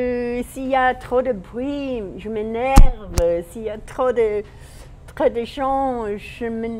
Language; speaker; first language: French; non-native, fluent; English